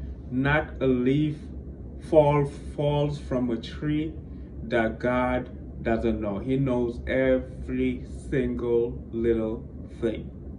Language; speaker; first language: English; non-native, fluent; Wolof